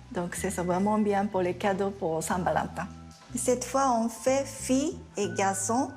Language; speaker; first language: French; non-native, learner; Japanese